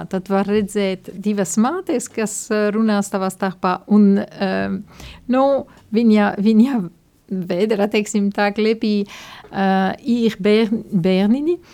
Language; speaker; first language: Latvian; non-native, fluent; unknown